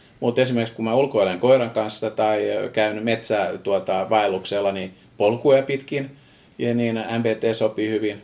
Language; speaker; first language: Finnish; non-native, fluent; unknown